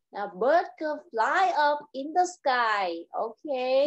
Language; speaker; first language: English; non-native, learner; Vietnamese